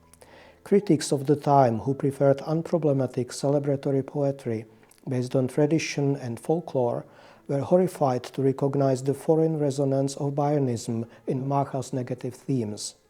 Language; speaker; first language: English; non-native, fluent; Czech